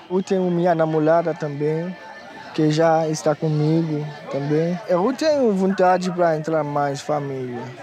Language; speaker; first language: Portuguese; non-native, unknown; Haitian Creole